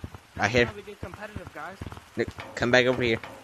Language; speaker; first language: English; native; English